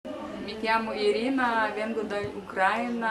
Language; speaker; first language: Italian; non-native, learner; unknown